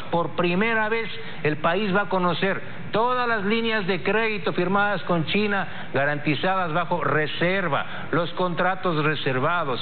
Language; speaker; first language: Spanish; native; Spanish